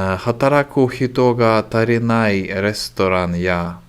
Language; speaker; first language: Japanese; non-native, learner; English